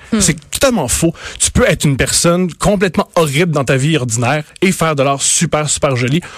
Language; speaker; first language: French; native; French